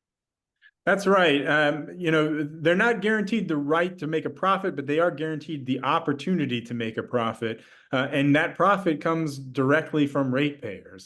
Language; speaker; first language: English; native; English